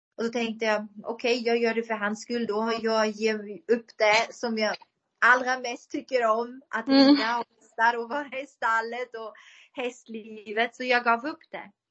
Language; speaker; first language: Swedish; non-native, fluent; German